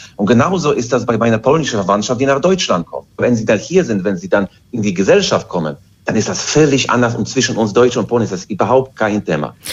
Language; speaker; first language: German; early bilingual, other home language; Polish